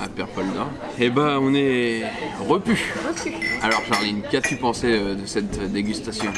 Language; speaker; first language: French; native; French